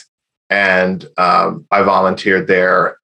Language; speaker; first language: English; native; English